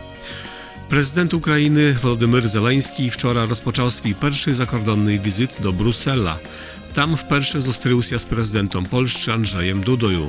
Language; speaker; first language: Ukrainian; native; Ukrainian